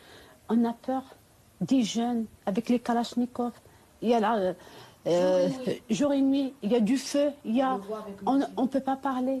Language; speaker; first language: French; non-native, fluent; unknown